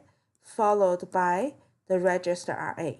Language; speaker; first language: English; non-native, fluent; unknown